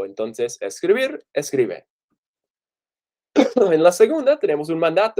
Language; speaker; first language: Spanish; non-native, fluent; English